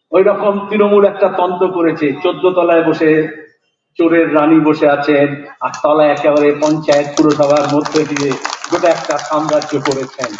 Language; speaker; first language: Bangla; native; Bangla